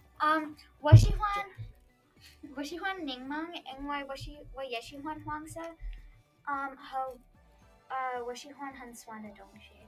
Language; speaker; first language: Chinese; non-native, learner; English